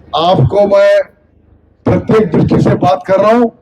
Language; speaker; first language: Hindi; non-native, local second language; Telugu